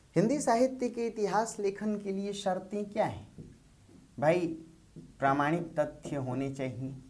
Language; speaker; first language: Hindi; native; Hindi